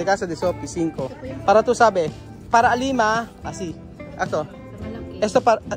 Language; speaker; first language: Spanish; non-native, learner; Filipino